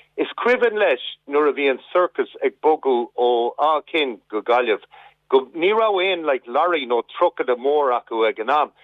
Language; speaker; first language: Irish; non-native, local second language; English